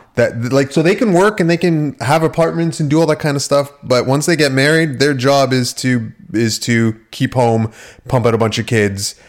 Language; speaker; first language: English; early bilingual, other home language; Italian